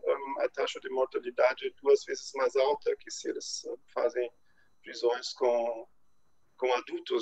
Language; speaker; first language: Portuguese; non-native, fluent; German